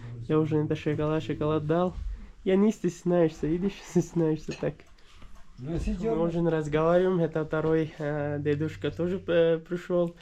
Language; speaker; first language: Russian; non-native, learner; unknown